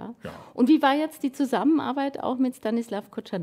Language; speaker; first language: German; native; German